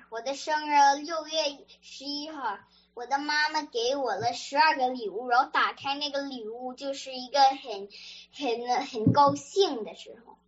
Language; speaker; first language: Chinese; early bilingual, other home language; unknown